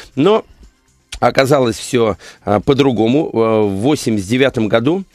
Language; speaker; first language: Russian; native; Russian